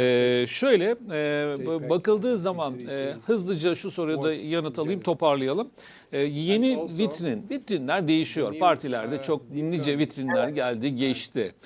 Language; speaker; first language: Turkish; native; Turkish